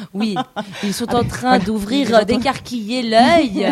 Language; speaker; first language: French; native; French